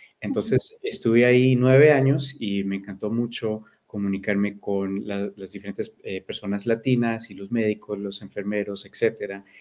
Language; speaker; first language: Spanish; early bilingual, heritage; Spanish